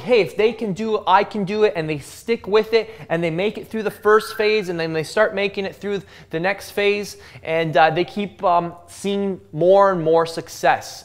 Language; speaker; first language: English; native; English